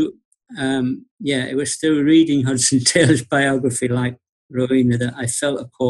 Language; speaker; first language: English; native; English